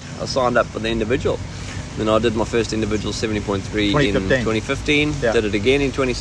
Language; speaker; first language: English; native; English